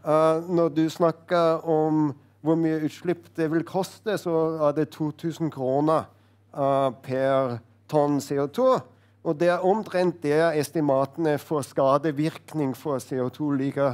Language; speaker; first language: Norwegian; non-native, fluent; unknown